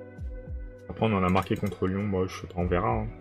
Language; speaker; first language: French; native; French